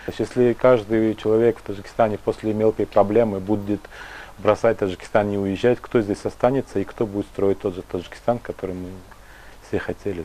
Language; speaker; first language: Russian; non-native, local second language; Tajik